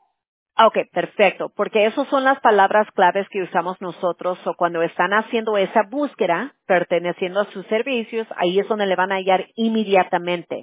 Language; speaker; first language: Spanish; early bilingual, heritage; Spanish